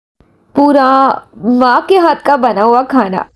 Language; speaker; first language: Hindi; native; Hindi